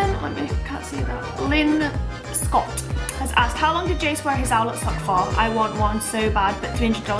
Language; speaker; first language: English; native; English